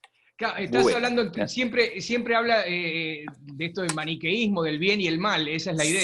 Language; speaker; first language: Spanish; native; Spanish